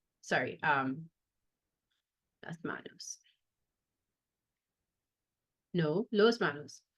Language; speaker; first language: Spanish; non-native, fluent; English